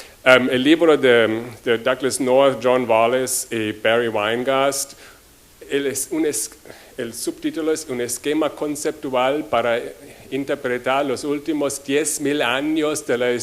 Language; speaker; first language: Spanish; non-native, fluent; German